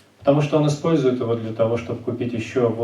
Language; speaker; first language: Russian; native; Russian